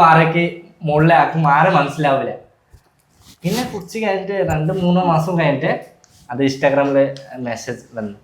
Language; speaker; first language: Malayalam; non-native, local second language; Bangla